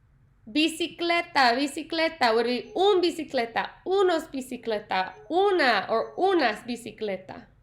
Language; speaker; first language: Spanish; non-native, learner; English